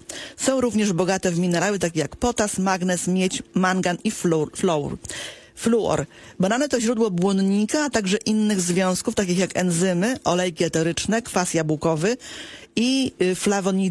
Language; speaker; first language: Polish; native; Polish